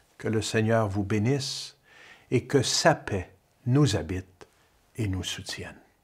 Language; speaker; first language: French; native; French